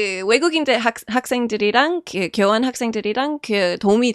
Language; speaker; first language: Korean; non-native, fluent; English